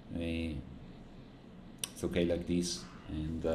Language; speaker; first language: English; non-native, fluent; Italian